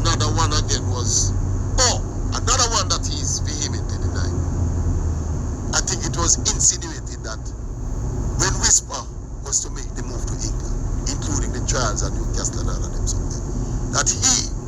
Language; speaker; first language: English; non-native, local second language; Jamaican Creole English